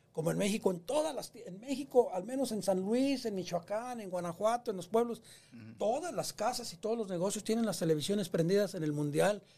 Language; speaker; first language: Spanish; native; Spanish